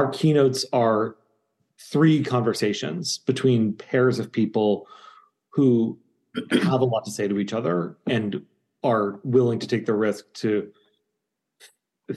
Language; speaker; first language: English; native; English